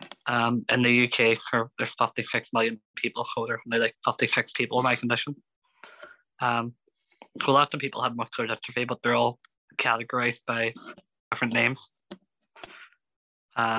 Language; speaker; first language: English; native; English